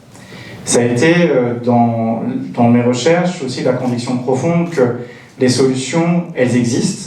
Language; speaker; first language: French; native; French